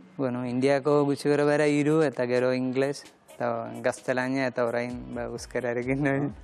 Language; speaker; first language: Basque; non-native, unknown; Malayalam